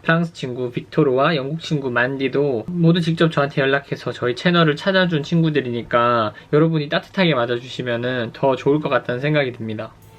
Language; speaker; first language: Korean; native; Korean